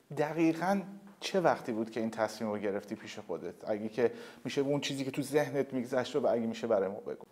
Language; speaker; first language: Persian; native; Persian